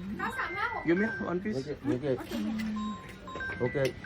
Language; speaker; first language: English; non-native, learner; Thai